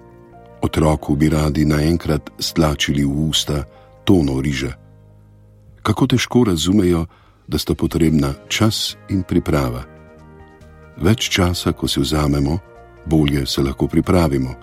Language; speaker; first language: Slovenian; native; Slovenian